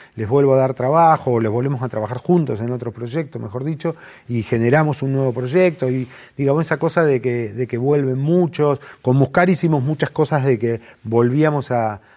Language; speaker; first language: Spanish; native; Spanish